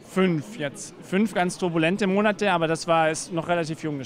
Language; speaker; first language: German; native; German